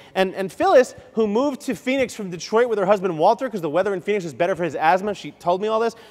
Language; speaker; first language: English; native; English